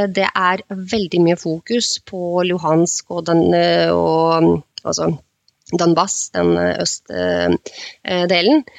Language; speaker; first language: Norwegian; non-native, fluent; Russian